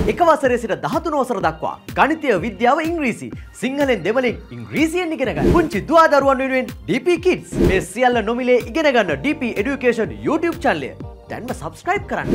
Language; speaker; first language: Sinhala; native; Sinhala